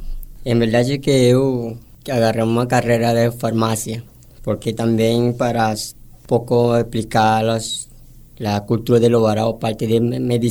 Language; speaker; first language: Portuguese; non-native, learner; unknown